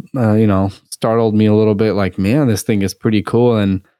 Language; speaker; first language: English; early bilingual, other home language; Russian